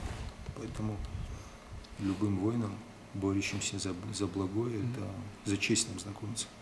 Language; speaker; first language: Russian; native; Russian